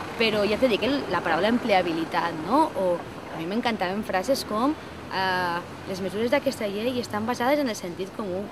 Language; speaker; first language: Catalan; non-native, local second language; Spanish